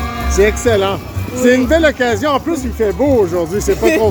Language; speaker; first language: French; native; French